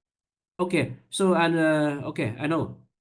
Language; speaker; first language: English; non-native, learner; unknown